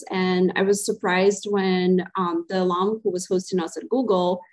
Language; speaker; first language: English; non-native, fluent; Ukrainian